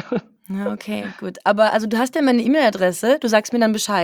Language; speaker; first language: German; native; German